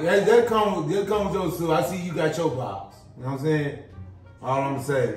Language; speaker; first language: English; native; English